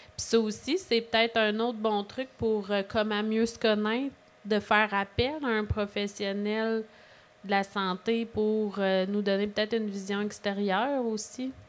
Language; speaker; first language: French; native; French